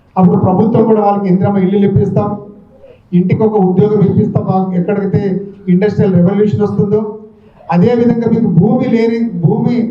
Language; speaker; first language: Telugu; native; Telugu